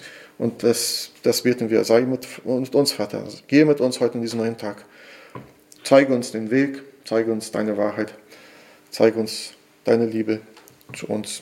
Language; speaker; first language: German; non-native, fluent; Portuguese